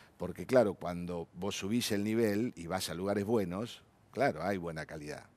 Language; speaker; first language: Spanish; native; Spanish